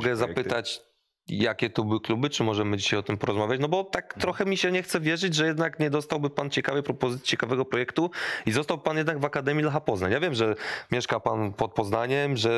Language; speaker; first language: Polish; native; Polish